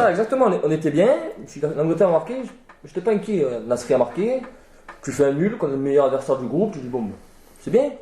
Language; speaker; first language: French; native; French